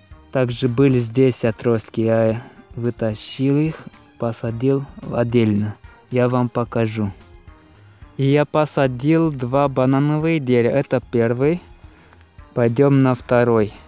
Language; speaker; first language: Russian; non-native, fluent; Romanian